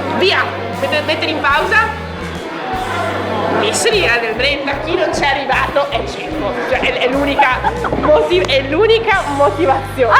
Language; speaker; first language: Italian; native; Italian